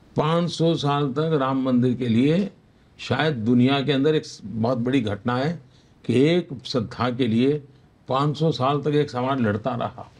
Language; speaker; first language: Hindi; non-native, local second language; Gujarati